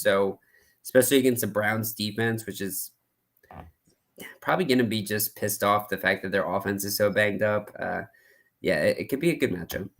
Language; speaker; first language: English; native; English